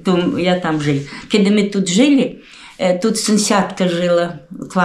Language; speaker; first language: Polish; early bilingual, heritage; Polish